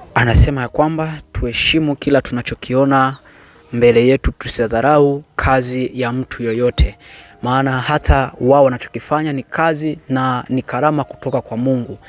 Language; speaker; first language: Swahili; native; Swahili